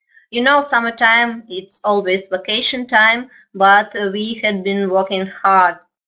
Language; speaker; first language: English; non-native, fluent; Russian